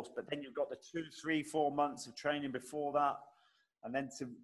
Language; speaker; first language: English; native; English